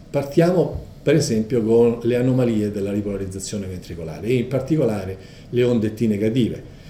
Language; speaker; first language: Italian; native; Italian